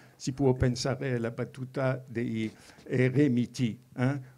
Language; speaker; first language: Italian; non-native, fluent; French